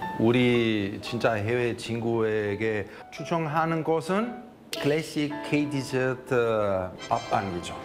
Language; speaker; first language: Korean; non-native, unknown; Italian